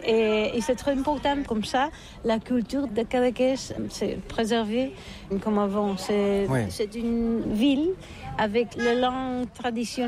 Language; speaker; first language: French; non-native, learner; Catalan